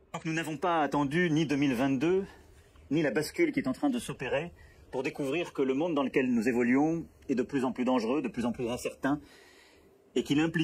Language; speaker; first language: French; native; French